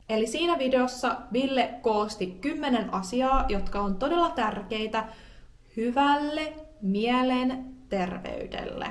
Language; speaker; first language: Finnish; native; Finnish